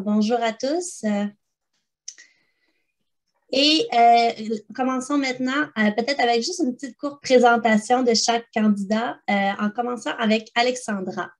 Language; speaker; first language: French; native; French